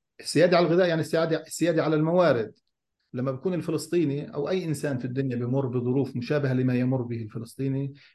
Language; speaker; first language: Arabic; native; Arabic